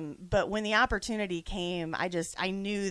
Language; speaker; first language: English; native; English